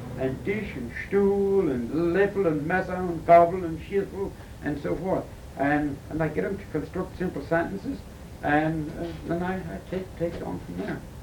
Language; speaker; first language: English; early bilingual, other home language; German